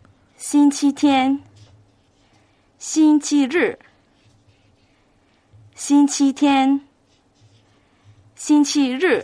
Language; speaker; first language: Chinese; non-native, local second language; Cantonese